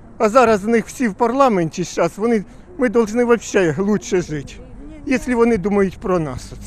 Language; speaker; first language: Ukrainian; native; Ukrainian